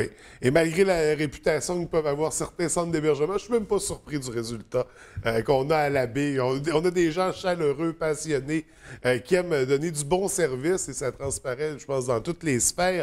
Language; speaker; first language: French; native; French